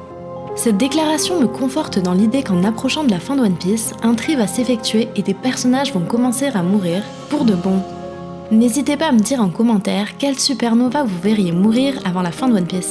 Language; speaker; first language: French; native; French